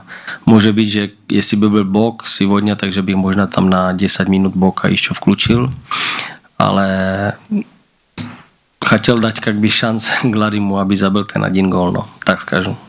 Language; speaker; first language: Russian; non-native, learner; Slovak